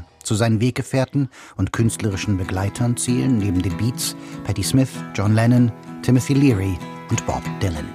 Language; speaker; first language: German; native; German